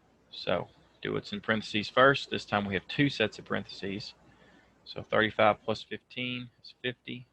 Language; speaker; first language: English; native; English